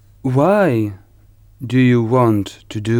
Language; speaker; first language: English; non-native, learner; French